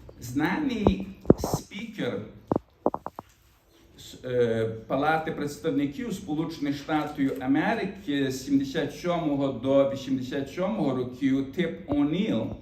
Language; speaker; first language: Ukrainian; early bilingual, heritage; Ukrainian